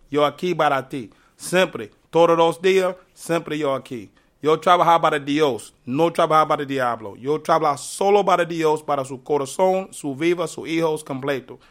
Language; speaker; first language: Spanish; non-native, learner; English